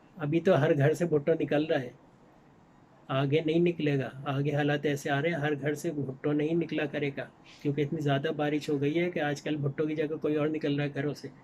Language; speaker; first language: Urdu; native; Urdu